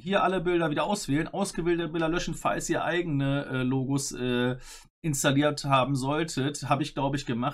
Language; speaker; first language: German; native; German